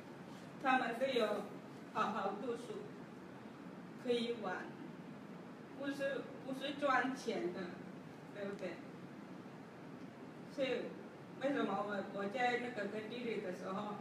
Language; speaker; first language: Chinese; non-native, learner; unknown